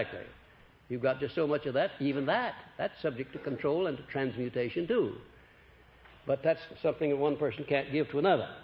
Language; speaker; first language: English; native; English